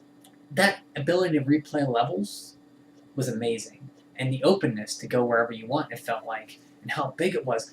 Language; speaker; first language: English; native; English